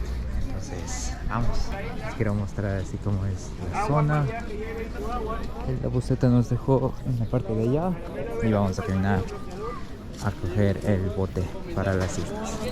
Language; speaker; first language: Spanish; native; Spanish